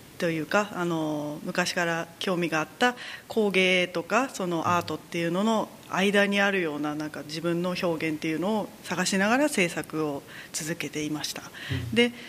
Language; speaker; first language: Japanese; native; Japanese